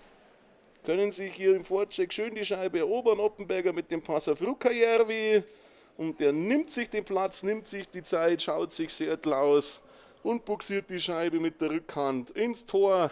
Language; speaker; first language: German; native; German